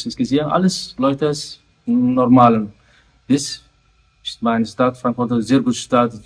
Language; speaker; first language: German; non-native, learner; Somali